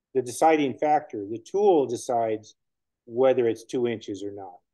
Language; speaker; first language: English; native; English